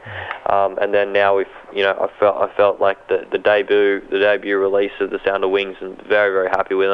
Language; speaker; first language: English; native; English